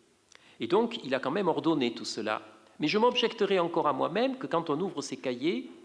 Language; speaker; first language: French; native; French